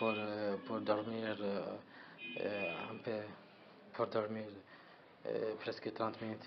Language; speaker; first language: French; non-native, learner; Arabic